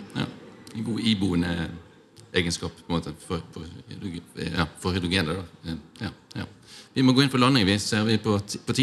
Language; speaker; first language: Norwegian; native; Norwegian